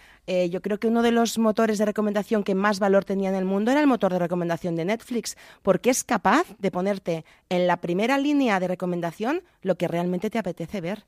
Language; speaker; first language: Spanish; native; Spanish